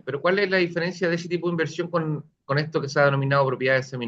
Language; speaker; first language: Spanish; native; Spanish